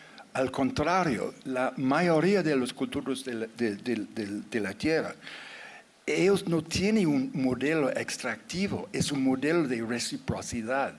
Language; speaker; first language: Spanish; non-native, fluent; English